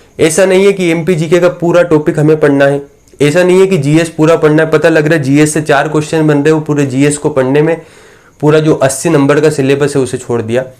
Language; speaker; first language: Hindi; native; Hindi